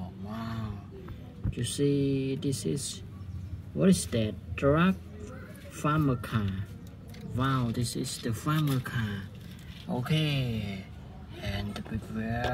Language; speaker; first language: English; non-native, learner; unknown